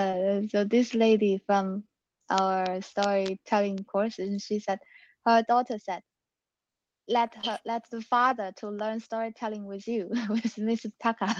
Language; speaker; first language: English; non-native, learner; Chinese